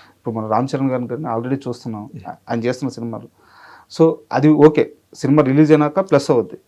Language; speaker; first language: Telugu; native; Telugu